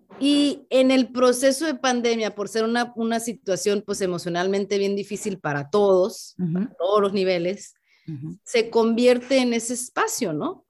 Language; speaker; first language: Spanish; native; Spanish